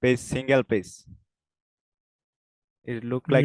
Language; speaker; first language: English; non-native, learner; Bangla